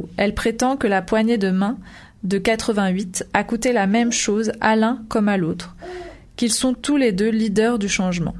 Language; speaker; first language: French; native; French